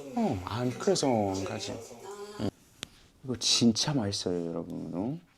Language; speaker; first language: Korean; non-native, fluent; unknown